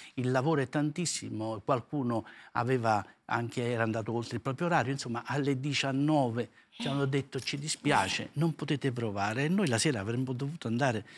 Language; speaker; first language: Italian; native; Italian